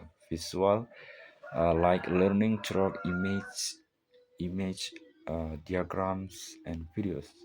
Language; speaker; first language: English; non-native, learner; Indonesian